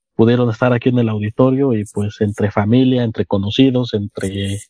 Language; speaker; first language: Spanish; native; Spanish